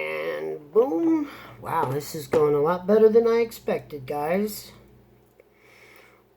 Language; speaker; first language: English; native; English